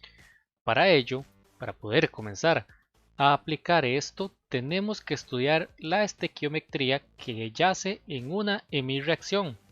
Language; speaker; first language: Spanish; native; Spanish